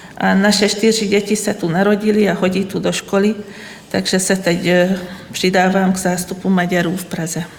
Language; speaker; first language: Czech; non-native, fluent; Hungarian